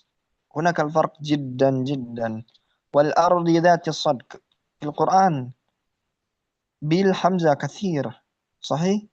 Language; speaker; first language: Arabic; non-native, learner; Indonesian